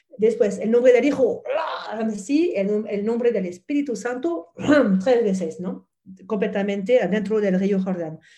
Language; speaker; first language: Spanish; non-native, fluent; French